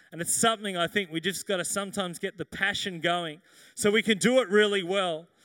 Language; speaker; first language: English; native; English